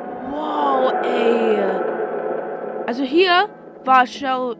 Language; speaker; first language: German; non-native, learner; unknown